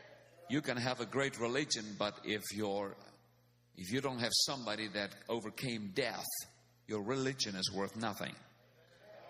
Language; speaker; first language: English; non-native, local second language; Afrikaans